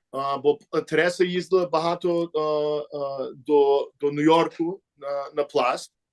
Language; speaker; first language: Ukrainian; early bilingual, heritage; Ukrainian